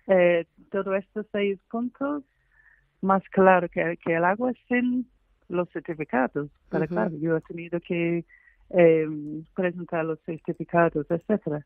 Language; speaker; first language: Spanish; non-native, fluent; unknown